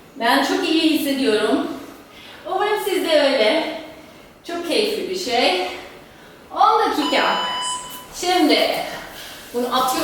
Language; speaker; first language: Turkish; non-native, fluent; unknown